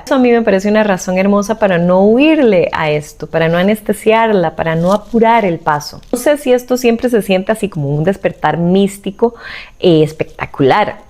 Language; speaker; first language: Spanish; native; Spanish